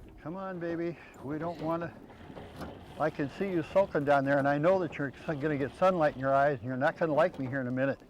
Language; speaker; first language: English; native; English